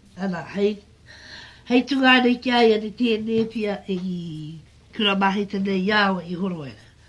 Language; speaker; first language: Māori; native; Māori